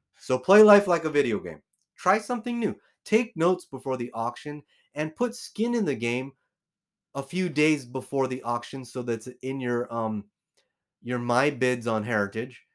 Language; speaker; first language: English; native; English